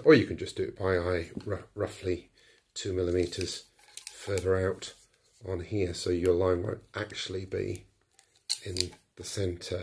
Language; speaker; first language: English; native; English